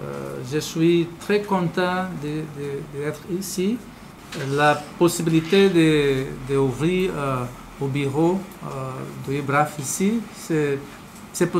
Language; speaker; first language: French; non-native, learner; Portuguese